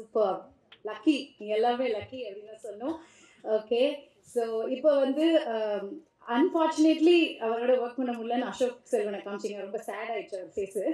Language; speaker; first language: Tamil; native; Tamil